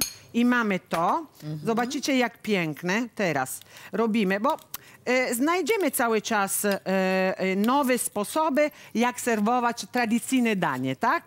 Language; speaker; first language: Polish; non-native, learner; Italian